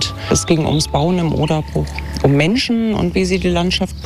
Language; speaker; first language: German; native; German